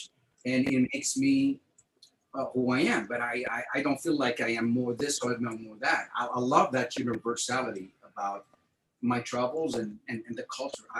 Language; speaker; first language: English; non-native, fluent; French